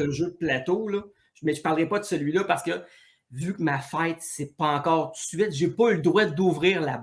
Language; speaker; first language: French; native; French